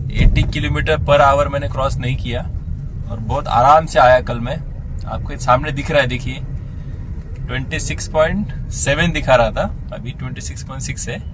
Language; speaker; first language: Hindi; non-native, local second language; Marathi